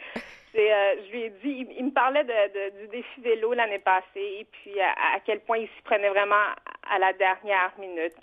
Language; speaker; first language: French; early bilingual, other home language; Vietnamese